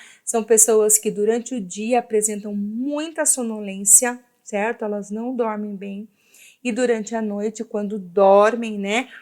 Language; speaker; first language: Portuguese; native; Portuguese